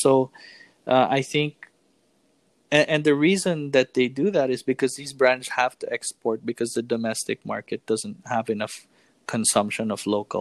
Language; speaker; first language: English; non-native, local second language; Filipino